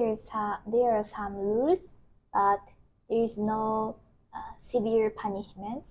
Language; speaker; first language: English; non-native, learner; Japanese